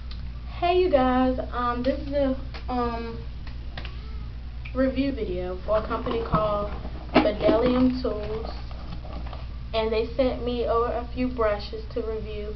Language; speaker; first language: English; native; English